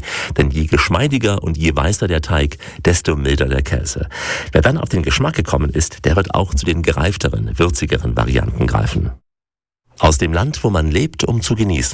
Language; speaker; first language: German; native; German